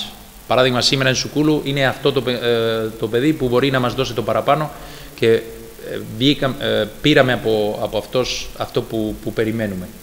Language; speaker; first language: Greek; non-native, fluent; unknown